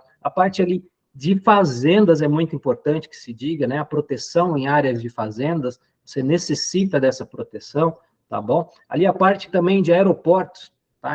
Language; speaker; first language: Portuguese; native; Portuguese